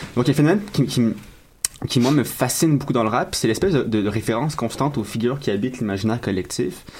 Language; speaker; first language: French; native; French